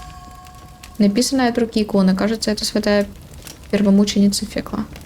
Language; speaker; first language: Russian; native; Russian